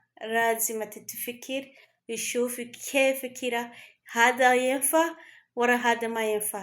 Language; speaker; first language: Arabic; non-native, learner; Kinyarwanda